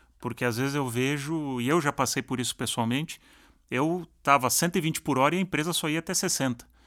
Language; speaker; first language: Portuguese; native; Portuguese